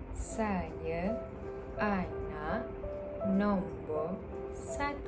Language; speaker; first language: Malay; non-native, local second language; Tamil